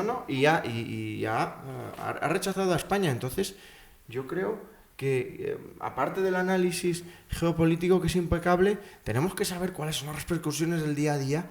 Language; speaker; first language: Spanish; native; Spanish